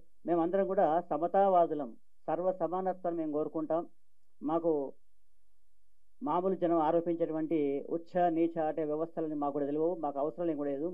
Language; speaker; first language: Telugu; native; Telugu